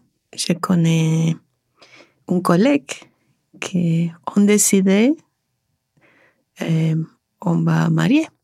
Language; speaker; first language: French; non-native, learner; Spanish